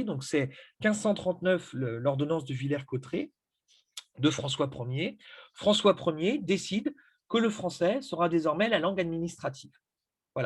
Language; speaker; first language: French; native; French